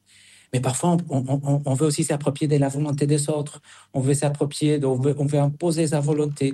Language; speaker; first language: French; non-native, fluent; Spanish